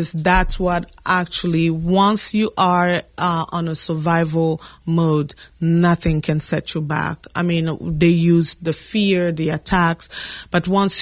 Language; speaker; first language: English; non-native, fluent; French